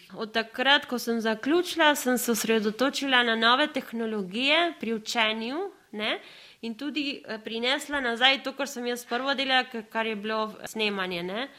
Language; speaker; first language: Slovenian; early bilingual, other home language; Spanish